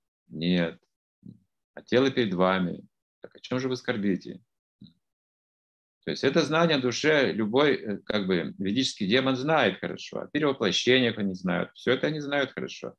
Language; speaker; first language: Russian; native; Russian